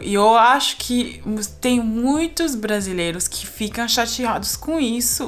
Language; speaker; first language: Portuguese; non-native, fluent; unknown